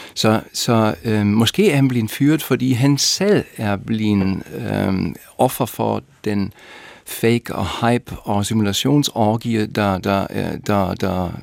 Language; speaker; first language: Danish; native; Danish